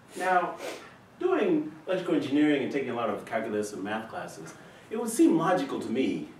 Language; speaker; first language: English; native; English